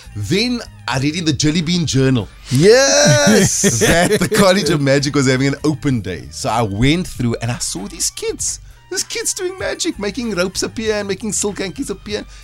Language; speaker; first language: English; native; English